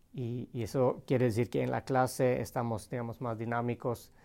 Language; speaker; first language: Spanish; non-native, fluent; Swedish